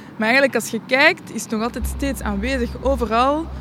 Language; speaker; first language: Dutch; non-native, local second language; French